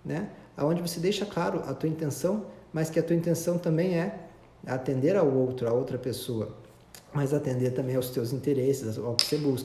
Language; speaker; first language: Portuguese; native; Portuguese